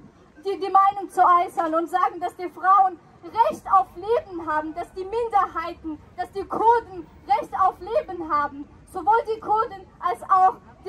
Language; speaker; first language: German; non-native, fluent; Persian